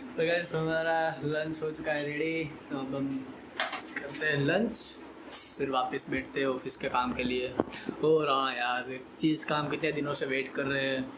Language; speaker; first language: Hindi; non-native, local second language; Gujarati